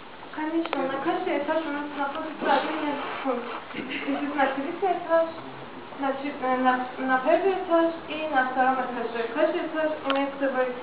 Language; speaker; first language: Russian; non-native, learner; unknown